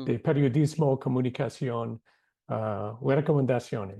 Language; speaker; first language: Spanish; non-native, fluent; English